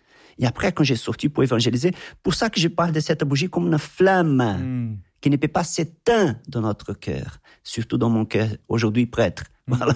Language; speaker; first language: French; non-native, fluent; Portuguese